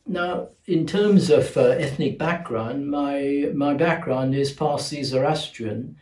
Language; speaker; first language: English; non-native, local second language; Gujarati